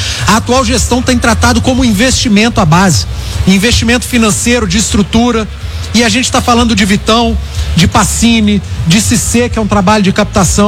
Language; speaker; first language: Portuguese; native; Portuguese